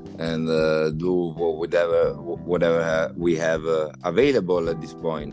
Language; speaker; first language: English; non-native, fluent; Italian